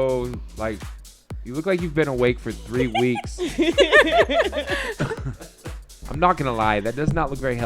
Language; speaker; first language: English; native; English